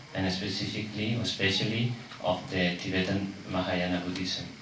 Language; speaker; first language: English; non-native, learner; Spanish